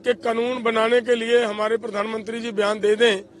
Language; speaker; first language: Hindi; non-native, local second language; Punjabi